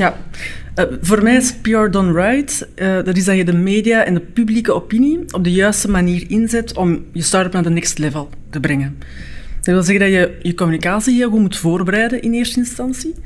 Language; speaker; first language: Dutch; native; Dutch